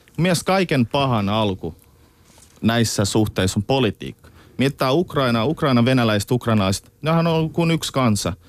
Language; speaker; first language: Finnish; early bilingual, other home language; Russian